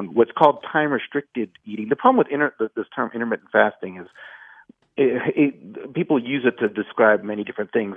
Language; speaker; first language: English; native; English